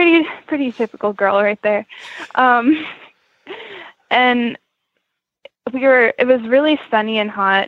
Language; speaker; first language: English; native; English